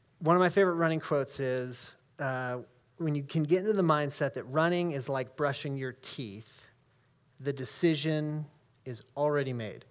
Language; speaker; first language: English; native; English